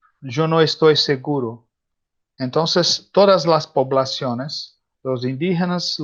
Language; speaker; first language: Spanish; non-native, learner; Portuguese